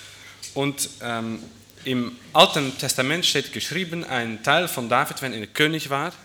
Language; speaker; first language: German; non-native, fluent; Dutch